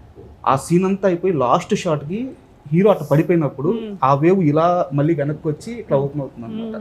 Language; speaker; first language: Telugu; native; Telugu